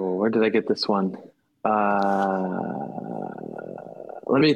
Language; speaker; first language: English; native; English